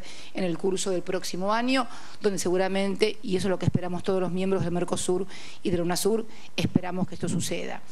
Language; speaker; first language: Spanish; native; Spanish